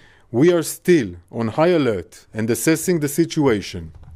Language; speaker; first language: English; non-native, fluent; Hebrew